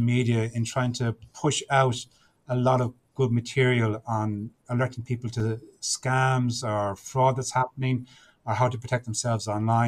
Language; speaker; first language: English; native; English